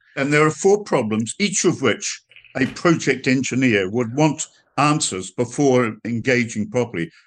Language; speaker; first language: English; native; English